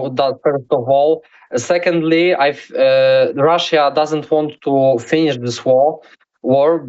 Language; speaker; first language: English; non-native, learner; Polish